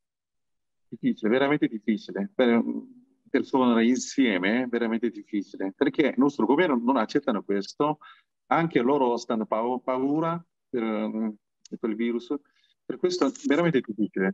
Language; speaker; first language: Italian; non-native, learner; Korean